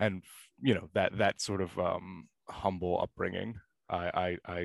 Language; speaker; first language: English; native; English